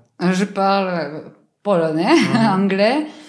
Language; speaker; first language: French; non-native, learner; Polish